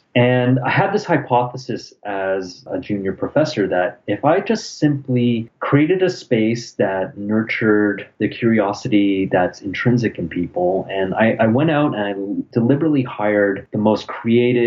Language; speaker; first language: English; native; English